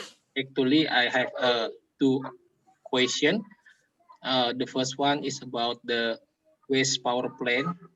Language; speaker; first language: English; non-native, local second language; Indonesian